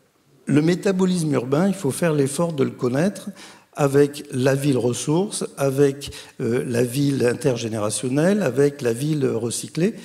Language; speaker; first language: French; native; French